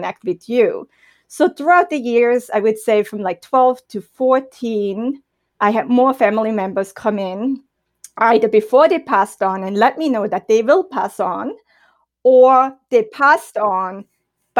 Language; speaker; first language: English; non-native, fluent; German